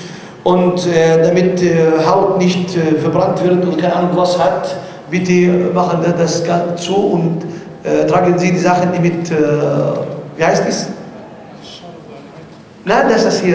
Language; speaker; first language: German; non-native, learner; Arabic